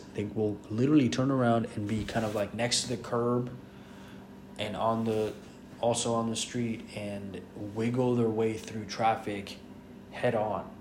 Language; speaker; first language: English; non-native, fluent; Spanish